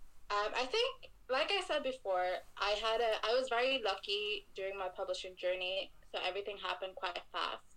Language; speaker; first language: English; non-native, local second language; Bangla